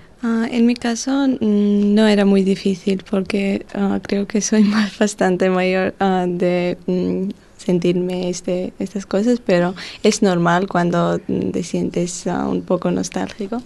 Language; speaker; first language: Spanish; non-native, learner; Georgian